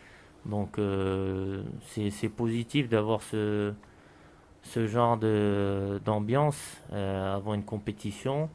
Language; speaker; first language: French; native; French